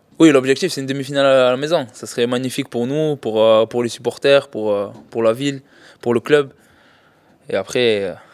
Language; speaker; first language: French; native; French